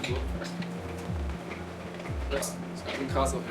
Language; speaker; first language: German; native; German